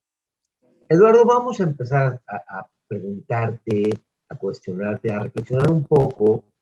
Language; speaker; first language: Spanish; native; Spanish